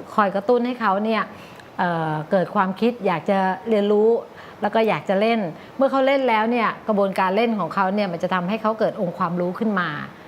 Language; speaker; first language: Thai; native; Thai